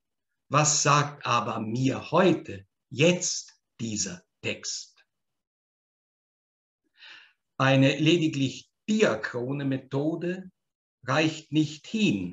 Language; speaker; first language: German; native; German